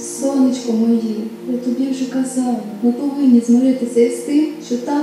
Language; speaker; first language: Ukrainian; native; Ukrainian